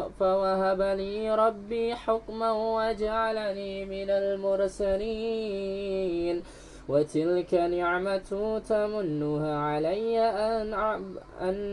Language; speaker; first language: Arabic; non-native, learner; Indonesian